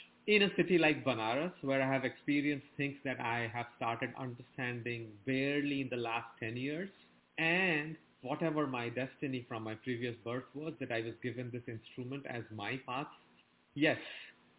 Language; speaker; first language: English; non-native, local second language; Bangla